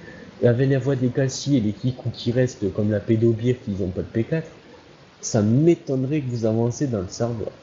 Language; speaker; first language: French; native; French